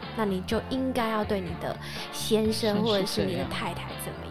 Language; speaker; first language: Chinese; non-native, local second language; Hakka Chinese